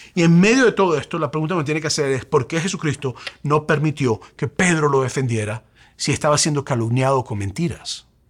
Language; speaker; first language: Spanish; native; Spanish